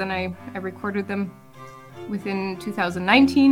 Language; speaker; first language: English; native; English